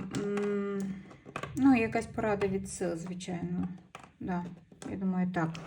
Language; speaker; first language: Ukrainian; non-native, local second language; Russian